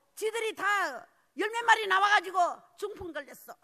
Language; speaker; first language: Korean; early bilingual, heritage; Korean